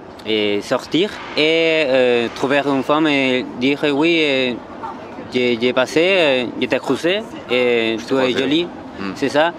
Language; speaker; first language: French; non-native, learner; Spanish